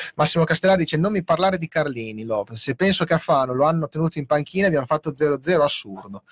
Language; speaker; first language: Italian; native; Italian